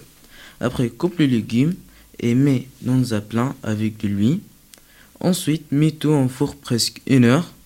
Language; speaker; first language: French; non-native, learner; Arabic